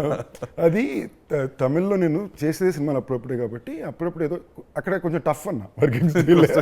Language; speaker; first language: Telugu; native; Telugu